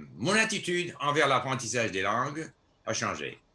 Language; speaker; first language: French; non-native, fluent; English